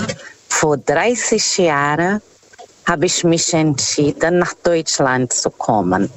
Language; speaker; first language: German; non-native, fluent; Portuguese